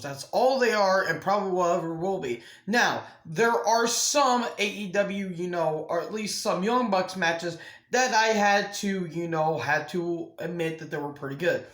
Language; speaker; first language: English; native; English